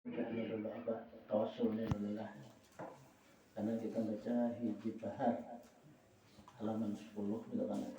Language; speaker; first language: Indonesian; non-native, local second language; Banjar